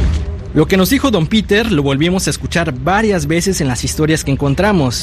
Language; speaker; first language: Spanish; native; Spanish